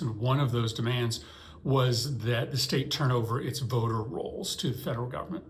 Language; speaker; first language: English; native; English